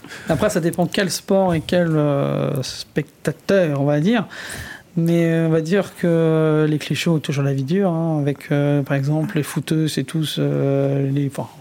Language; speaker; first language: French; native; French